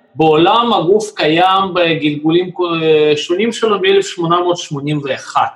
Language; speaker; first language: Hebrew; non-native, fluent; Russian